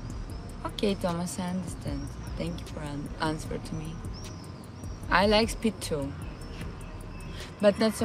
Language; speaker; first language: English; non-native, learner; Russian